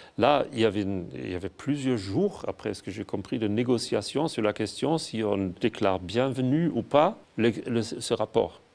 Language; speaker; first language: French; non-native, fluent; German